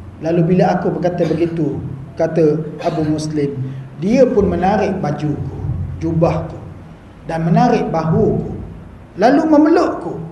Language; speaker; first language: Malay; native; Malay